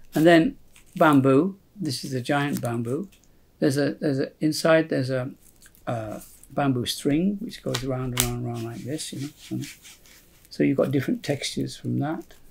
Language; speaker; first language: English; native; English